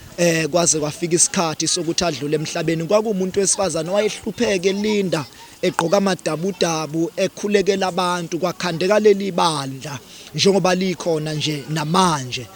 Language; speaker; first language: Zulu; native; Zulu